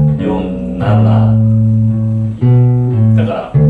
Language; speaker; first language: Japanese; native; Japanese